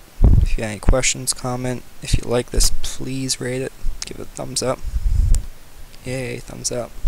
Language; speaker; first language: English; native; English